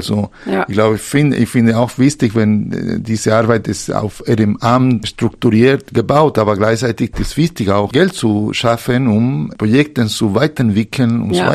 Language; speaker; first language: German; non-native, fluent; Spanish